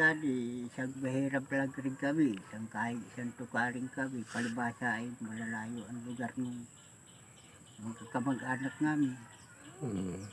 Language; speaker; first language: Filipino; native; Filipino